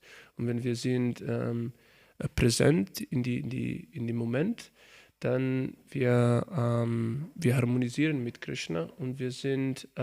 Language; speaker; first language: German; non-native, learner; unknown